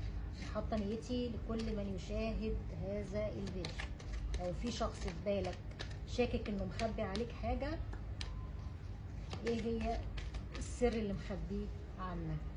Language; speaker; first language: Arabic; native; Arabic